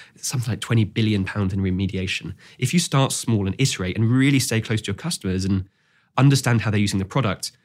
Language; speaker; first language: English; native; English